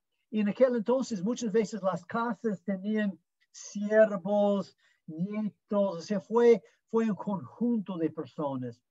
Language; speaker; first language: Spanish; non-native, fluent; English